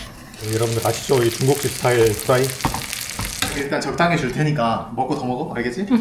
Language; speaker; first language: Korean; native; Korean